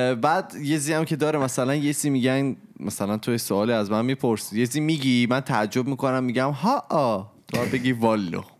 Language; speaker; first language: Persian; native; Persian